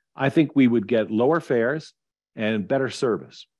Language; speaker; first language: English; native; English